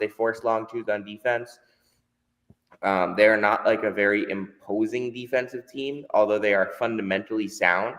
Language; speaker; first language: English; native; English